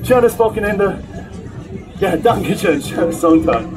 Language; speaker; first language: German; non-native, learner; English